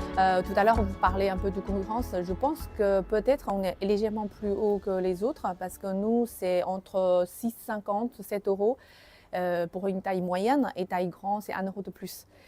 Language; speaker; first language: French; non-native, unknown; Chinese